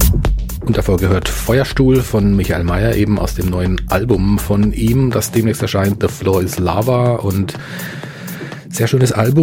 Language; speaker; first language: German; native; German